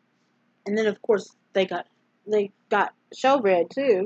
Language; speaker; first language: English; native; English